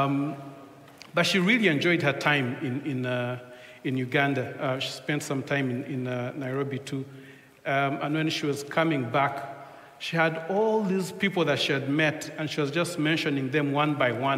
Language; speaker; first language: English; non-native, local second language; Ganda